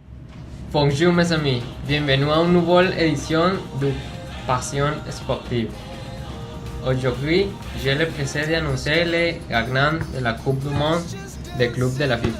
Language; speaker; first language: French; non-native, learner; Spanish